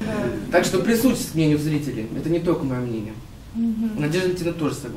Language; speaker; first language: Russian; native; Russian